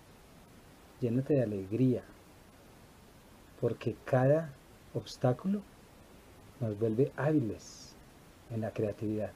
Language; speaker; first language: Spanish; native; Spanish